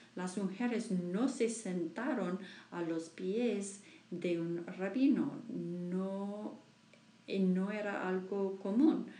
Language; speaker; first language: Spanish; non-native, learner; English